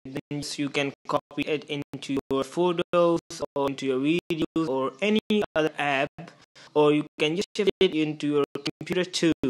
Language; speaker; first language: English; non-native, fluent; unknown